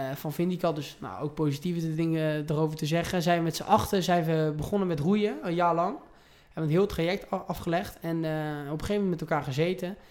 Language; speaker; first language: Dutch; early bilingual, heritage; Dutch